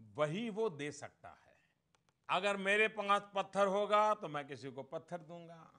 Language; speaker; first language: Hindi; non-native, local second language; Gujarati